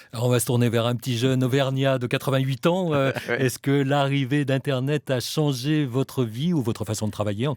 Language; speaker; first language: French; native; French